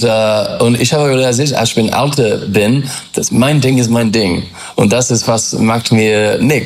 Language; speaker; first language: German; non-native, learner; English